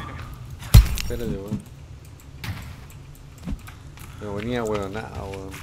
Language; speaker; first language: Spanish; native; Spanish